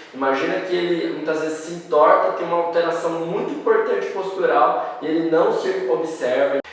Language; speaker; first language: Portuguese; native; Portuguese